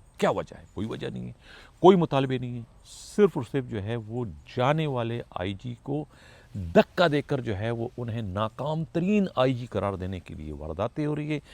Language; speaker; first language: Urdu; non-native, local second language; Pashto